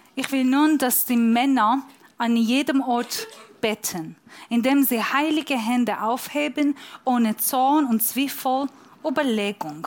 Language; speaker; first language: German; non-native, fluent; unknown